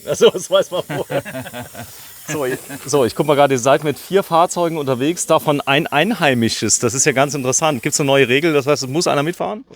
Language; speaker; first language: German; native; German